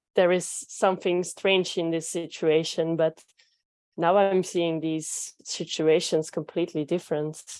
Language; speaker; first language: English; non-native, fluent; Dutch